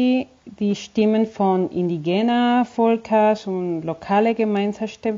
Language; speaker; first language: German; non-native, fluent; Spanish